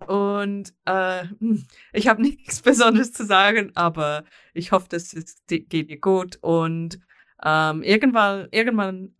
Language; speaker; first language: German; non-native, learner; English